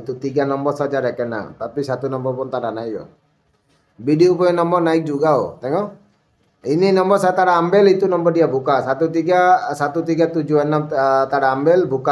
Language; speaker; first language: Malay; non-native, fluent; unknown